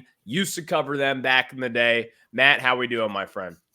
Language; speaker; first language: English; native; English